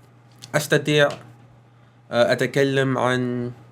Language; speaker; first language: Arabic; non-native, learner; English